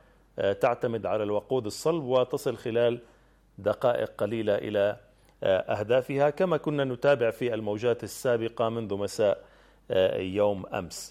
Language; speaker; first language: Arabic; native; Arabic